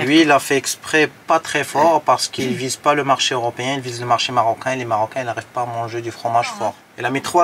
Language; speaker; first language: French; non-native, local second language; Arabic